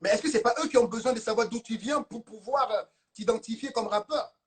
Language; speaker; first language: French; native; French